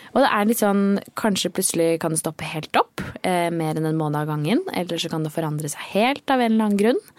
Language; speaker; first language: Norwegian; native; Norwegian